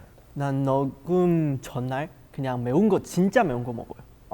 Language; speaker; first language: Korean; non-native, fluent; Chinese